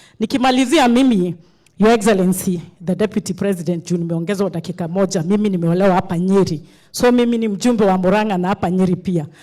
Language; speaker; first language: Swahili; non-native, local second language; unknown